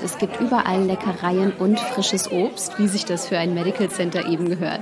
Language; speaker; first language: German; native; German